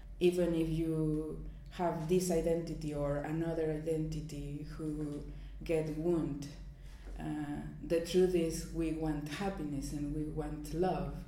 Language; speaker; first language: English; non-native, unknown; Spanish